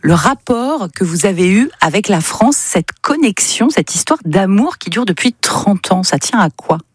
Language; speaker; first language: French; native; French